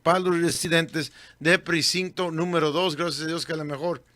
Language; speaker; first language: Spanish; early bilingual, other home language; English